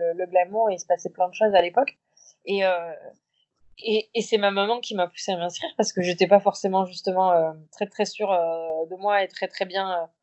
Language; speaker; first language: French; native; French